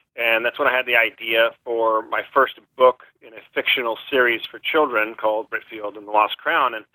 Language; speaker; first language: English; native; English